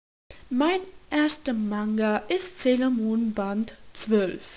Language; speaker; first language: German; non-native, learner; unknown